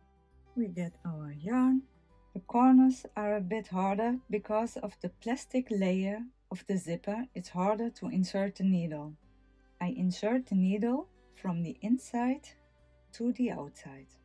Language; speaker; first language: English; non-native, fluent; Dutch